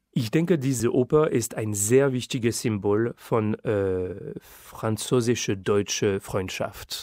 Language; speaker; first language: German; non-native, fluent; French